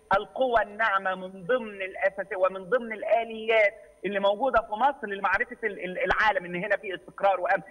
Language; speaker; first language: Egyptian Arabic; native; Egyptian Arabic